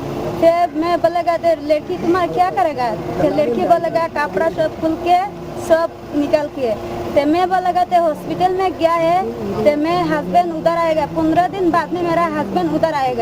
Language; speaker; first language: Hindi; non-native, local second language; Bangla